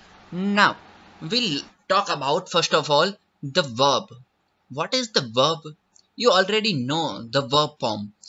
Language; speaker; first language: English; non-native, local second language; Gujarati